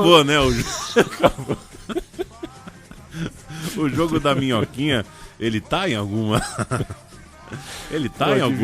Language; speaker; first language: Portuguese; native; Portuguese